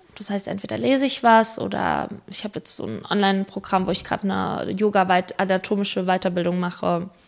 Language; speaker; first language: German; early bilingual, other home language; Spanish